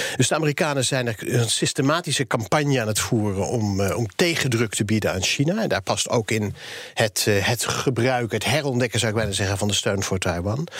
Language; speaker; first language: Dutch; native; Dutch